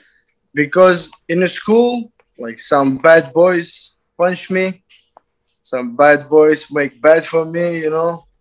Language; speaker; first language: English; non-native, learner; Azerbaijani